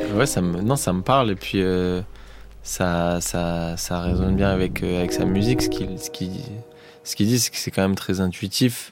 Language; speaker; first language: French; native; French